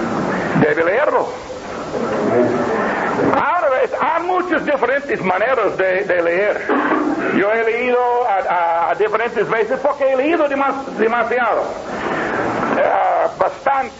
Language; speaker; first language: Spanish; non-native, learner; English